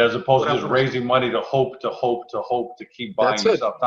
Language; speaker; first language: English; native; English